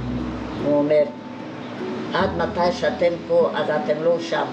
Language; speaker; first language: Hebrew; non-native, fluent; Hungarian